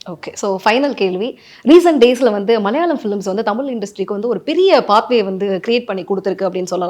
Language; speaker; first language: Tamil; native; Tamil